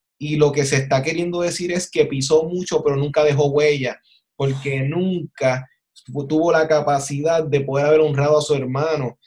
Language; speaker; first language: Spanish; native; Spanish